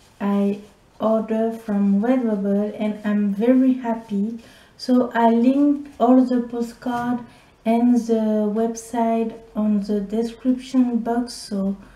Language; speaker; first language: English; non-native, learner; French